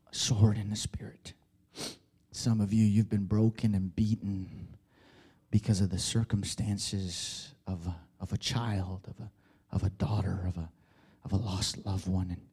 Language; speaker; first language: English; early bilingual, other home language; Spanish